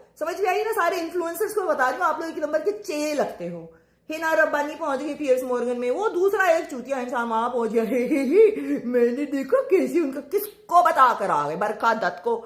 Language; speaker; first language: Urdu; native; Urdu